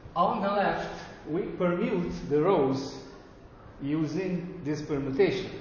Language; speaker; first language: English; non-native, fluent; Italian